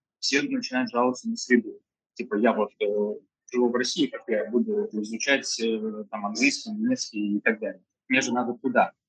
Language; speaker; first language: Russian; native; Russian